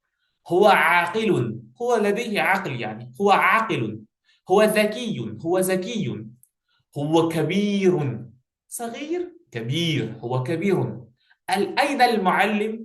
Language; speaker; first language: Arabic; non-native, fluent; Uzbek